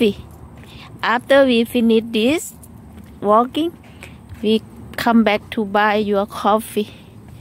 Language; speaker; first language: English; non-native, learner; Thai